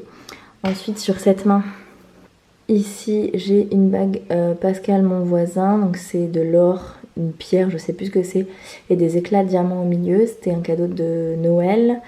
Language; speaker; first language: French; native; French